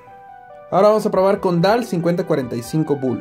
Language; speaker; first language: Spanish; native; Spanish